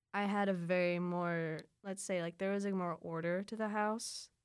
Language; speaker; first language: English; early bilingual, other home language; Filipino